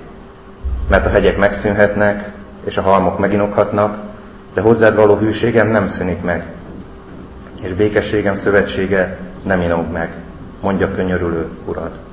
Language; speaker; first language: Hungarian; native; Hungarian